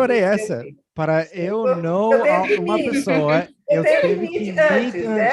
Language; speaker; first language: Portuguese; non-native, fluent; English